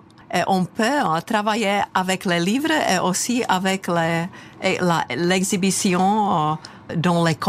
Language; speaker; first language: French; non-native, fluent; Czech